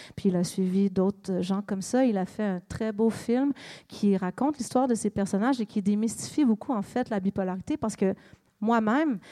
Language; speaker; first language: French; native; French